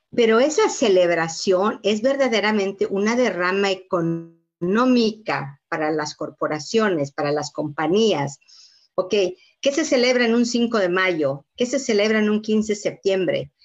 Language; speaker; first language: Spanish; native; Spanish